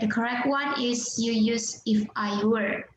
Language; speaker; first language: English; non-native, fluent; Indonesian